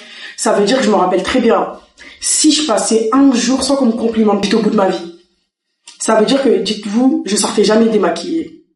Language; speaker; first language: French; native; French